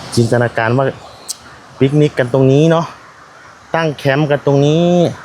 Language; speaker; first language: Thai; non-native, local second language; Northeastern Thai